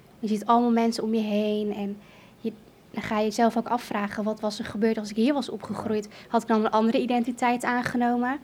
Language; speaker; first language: Dutch; early bilingual, other home language; Kurdish